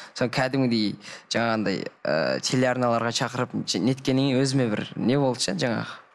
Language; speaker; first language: Kazakh; non-native, local second language; Russian